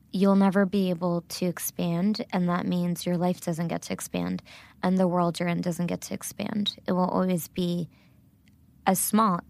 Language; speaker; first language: English; early bilingual, other home language; Gujarati